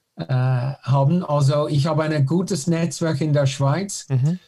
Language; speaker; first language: German; non-native, fluent; English